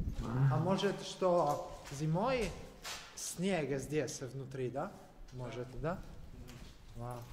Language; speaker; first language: Russian; non-native, learner; English